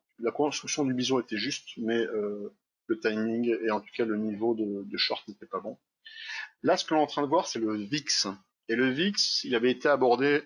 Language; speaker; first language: French; native; French